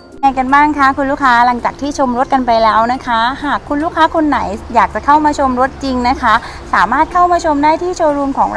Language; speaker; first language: Thai; native; Thai